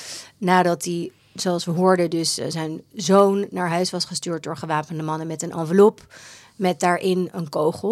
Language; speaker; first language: Dutch; native; Dutch